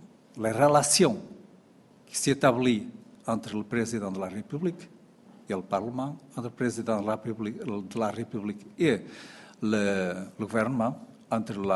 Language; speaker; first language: French; non-native, fluent; Portuguese